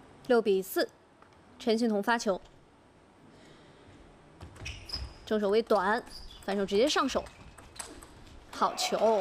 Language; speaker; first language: Chinese; native; Chinese